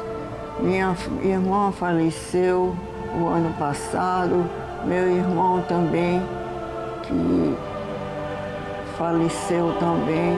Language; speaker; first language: Portuguese; early bilingual, heritage; Portuguese